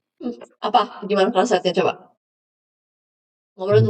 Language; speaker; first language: Indonesian; native; Indonesian